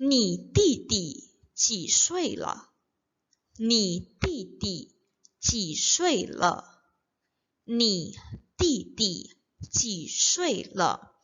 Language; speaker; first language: Chinese; non-native, fluent; Indonesian